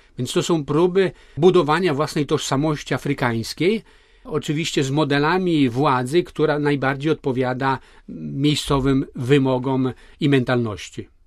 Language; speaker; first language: Polish; native; Polish